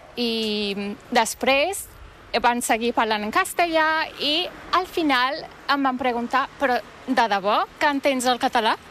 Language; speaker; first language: Catalan; non-native, fluent; Turkish